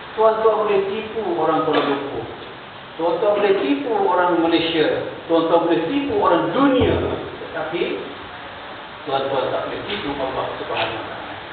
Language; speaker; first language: Malay; native; Malay